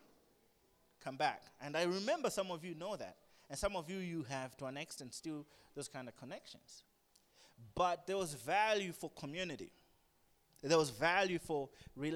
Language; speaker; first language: English; non-native, local second language; Nyanja